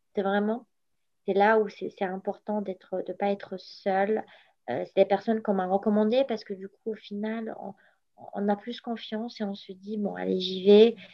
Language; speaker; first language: French; non-native, local second language; Arabic